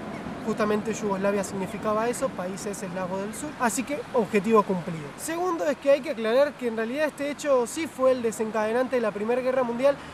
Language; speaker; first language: Spanish; native; Spanish